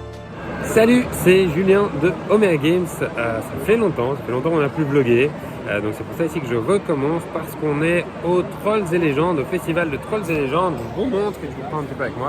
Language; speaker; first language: French; native; French